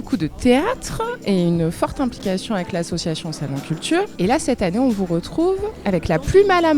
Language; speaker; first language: French; native; French